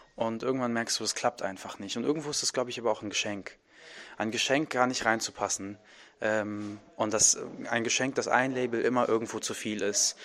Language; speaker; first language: German; early bilingual, other home language; Arabic